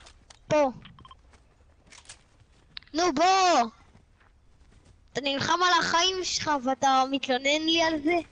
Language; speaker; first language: Hebrew; native; Hebrew